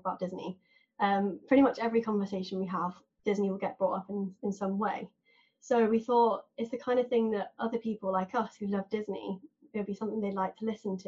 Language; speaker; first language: English; native; English